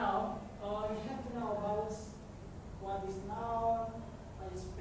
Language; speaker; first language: English; non-native, local second language; Indonesian